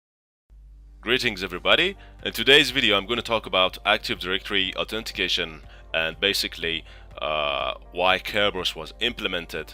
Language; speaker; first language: English; non-native, fluent; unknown